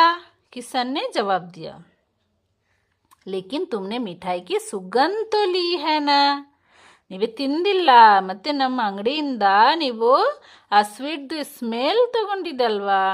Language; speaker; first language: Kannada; non-native, local second language; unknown